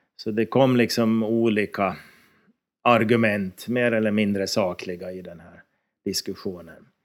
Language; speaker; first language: Swedish; native; Swedish